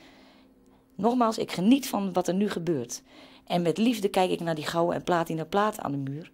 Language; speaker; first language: Dutch; native; Dutch